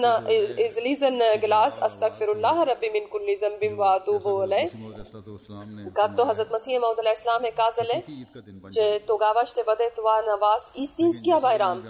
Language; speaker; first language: Bulgarian; non-native, local second language; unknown